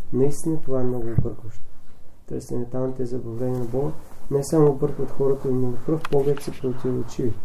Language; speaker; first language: Bulgarian; native; Bulgarian